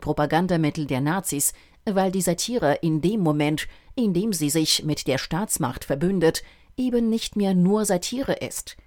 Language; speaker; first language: German; native; German